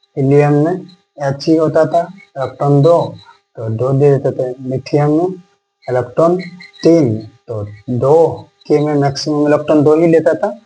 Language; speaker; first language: Hindi; native; Hindi